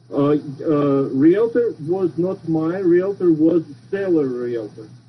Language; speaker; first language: English; non-native, learner; Russian